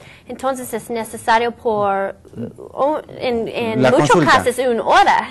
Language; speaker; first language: Spanish; non-native, learner; English